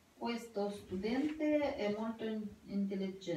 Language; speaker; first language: Italian; non-native, learner; Russian